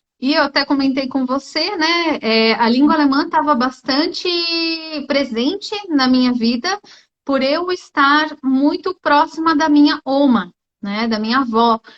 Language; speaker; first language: Portuguese; native; Portuguese